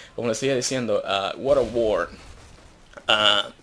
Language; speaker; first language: Spanish; native; Spanish